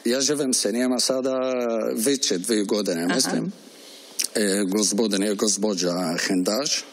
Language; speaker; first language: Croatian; non-native, learner; Arabic